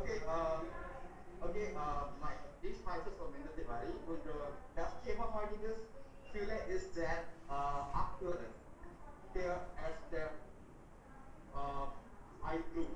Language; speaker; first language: German; non-native, learner; Hindi